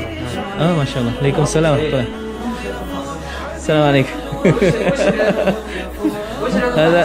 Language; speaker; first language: Arabic; non-native, learner; Filipino